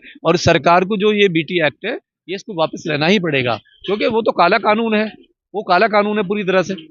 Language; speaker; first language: Hindi; native; Hindi